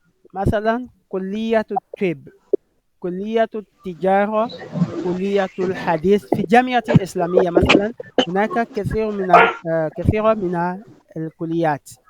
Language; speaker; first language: Arabic; non-native, fluent; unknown